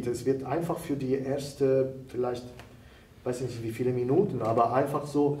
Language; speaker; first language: German; non-native, fluent; Italian